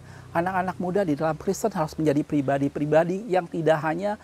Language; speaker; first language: Indonesian; native; Indonesian